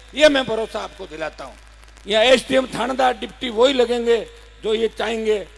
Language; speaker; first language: Hindi; native; Hindi